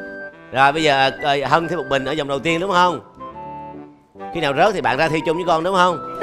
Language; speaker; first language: Vietnamese; native; Vietnamese